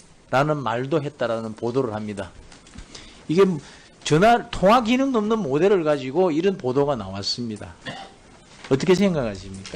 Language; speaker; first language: Korean; native; Korean